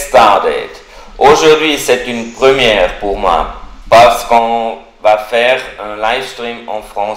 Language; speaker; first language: French; non-native, learner; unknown